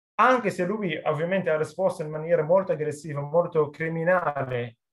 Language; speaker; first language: Italian; non-native, fluent; Arabic